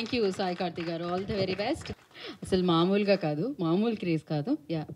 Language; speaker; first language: Telugu; native; Telugu